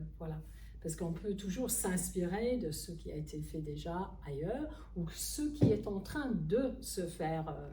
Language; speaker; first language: French; non-native, fluent; English